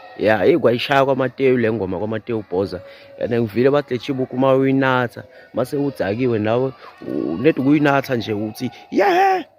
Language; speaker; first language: Zulu; non-native, local second language; Swati